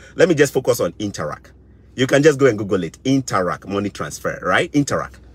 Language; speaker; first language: English; non-native, local second language; Akan